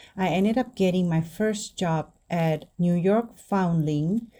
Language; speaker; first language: English; non-native, fluent; Indonesian